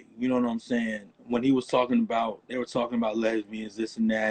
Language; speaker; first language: English; native; English